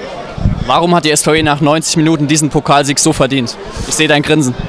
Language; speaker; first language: German; native; German